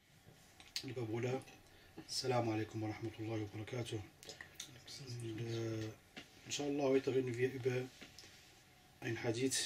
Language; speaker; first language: German; non-native, fluent; Arabic